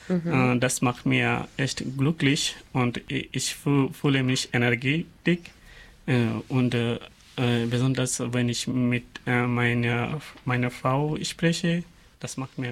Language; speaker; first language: German; non-native, learner; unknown